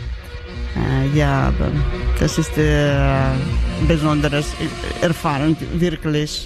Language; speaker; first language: German; non-native, learner; Georgian